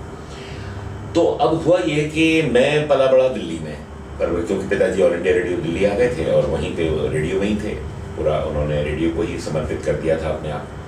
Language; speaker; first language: Hindi; native; Hindi